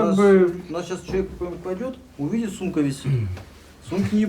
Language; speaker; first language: Russian; native; Russian